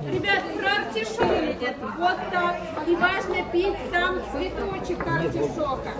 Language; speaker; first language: Russian; native; Russian